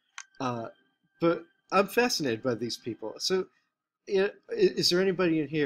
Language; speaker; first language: English; native; English